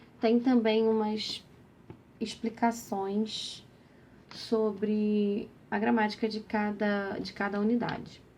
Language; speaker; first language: Portuguese; native; Portuguese